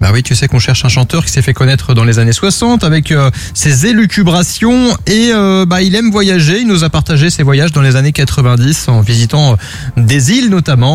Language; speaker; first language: French; native; French